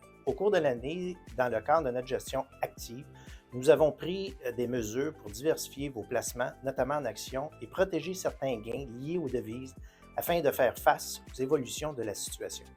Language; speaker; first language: French; native; French